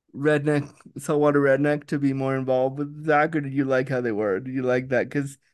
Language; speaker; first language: English; native; English